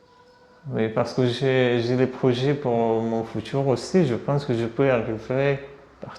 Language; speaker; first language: French; non-native, learner; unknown